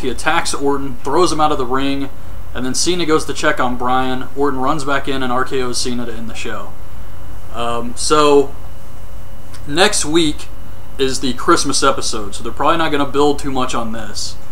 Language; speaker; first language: English; native; English